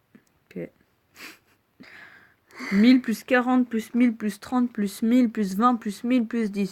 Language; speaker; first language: French; native; French